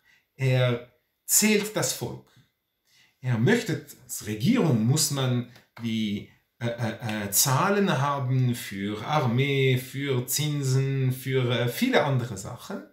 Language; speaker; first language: German; non-native, fluent; Hebrew